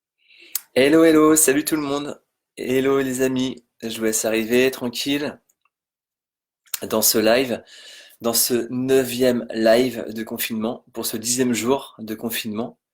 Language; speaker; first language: French; native; French